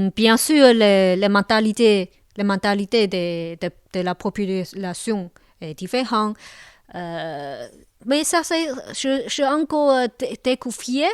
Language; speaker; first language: French; non-native, local second language; Chinese